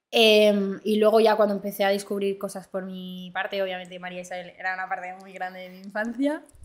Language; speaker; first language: Spanish; early bilingual, other home language; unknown